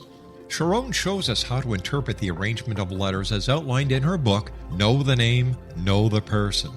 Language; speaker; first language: English; native; English